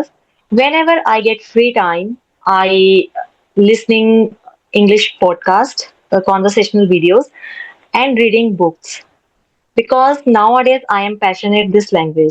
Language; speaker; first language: English; non-native, learner; Hindi